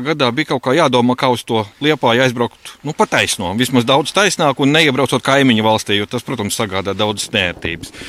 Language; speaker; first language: Latvian; native; Latvian